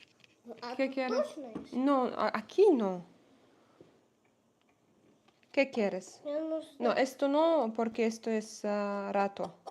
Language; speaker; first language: Spanish; non-native, learner; Russian